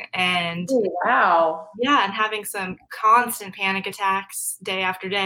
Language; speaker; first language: English; native; English